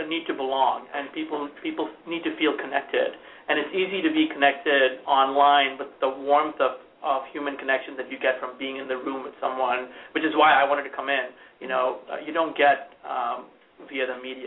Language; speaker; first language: English; non-native, local second language; Hindi